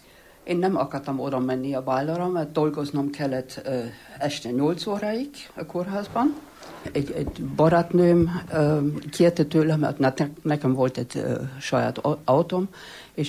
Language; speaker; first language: Hungarian; non-native, fluent; German